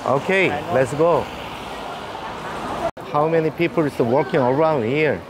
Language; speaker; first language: English; non-native, learner; Korean